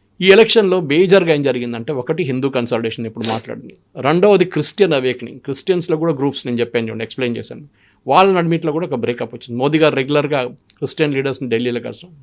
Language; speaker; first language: Telugu; non-native, local second language; Malayalam